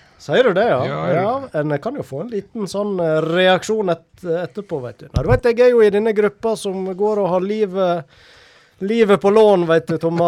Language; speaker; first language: Norwegian; native; Norwegian